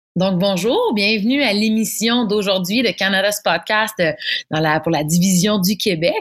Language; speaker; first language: French; native; French